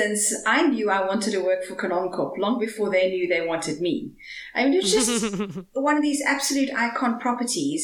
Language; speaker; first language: English; native; English